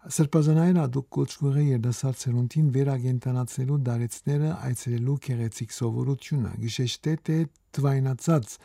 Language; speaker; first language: Armenian; early bilingual, heritage; Armenian